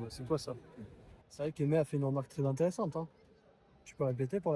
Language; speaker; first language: French; native; French